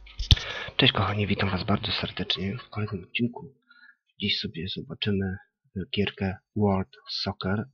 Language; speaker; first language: Polish; native; Polish